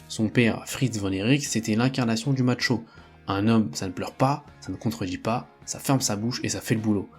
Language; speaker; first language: French; native; French